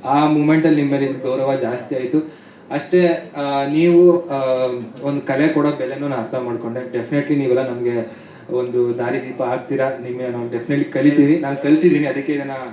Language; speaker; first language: Kannada; native; Kannada